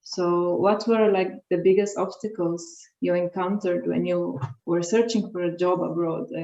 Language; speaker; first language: English; non-native, fluent; Slovenian